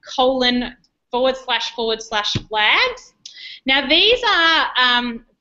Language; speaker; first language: English; native; English